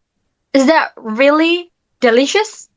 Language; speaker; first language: English; non-native, learner; Indonesian